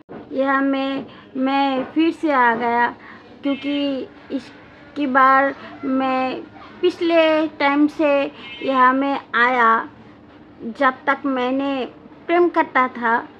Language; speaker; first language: Hindi; non-native, learner; Bangla